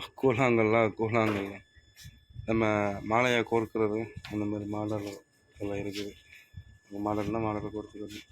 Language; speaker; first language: Tamil; native; Tamil